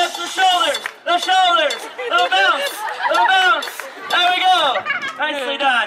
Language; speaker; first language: English; native; English